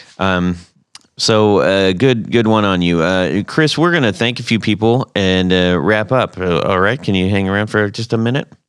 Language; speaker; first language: English; native; English